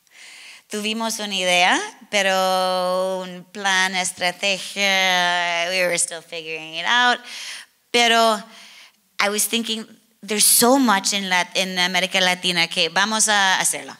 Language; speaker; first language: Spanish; non-native, learner; English